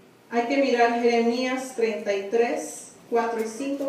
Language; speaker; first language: Spanish; early bilingual, heritage; Spanish